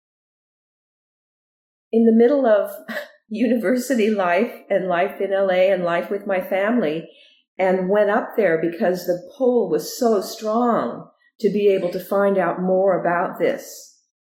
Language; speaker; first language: English; native; English